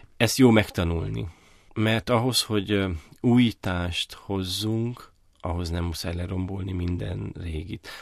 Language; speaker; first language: Hungarian; native; Hungarian